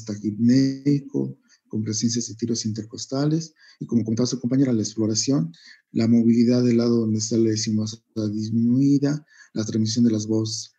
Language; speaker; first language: Spanish; native; Spanish